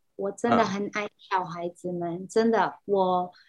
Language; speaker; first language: Chinese; non-native, fluent; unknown